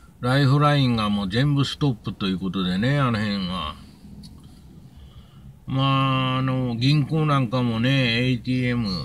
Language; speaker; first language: Japanese; native; Japanese